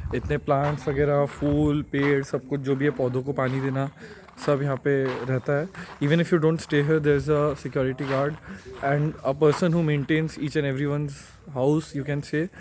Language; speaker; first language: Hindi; non-native, local second language; Bangla